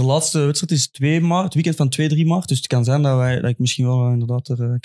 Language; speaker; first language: Dutch; native; Dutch